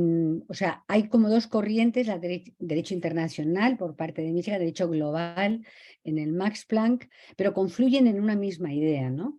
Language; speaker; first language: Spanish; native; Spanish